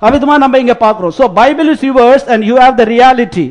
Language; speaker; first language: English; non-native, local second language; Tamil